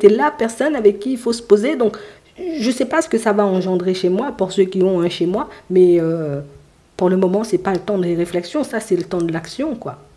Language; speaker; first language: French; native; French